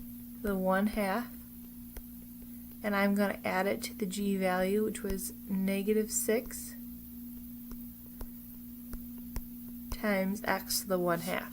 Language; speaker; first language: English; native; English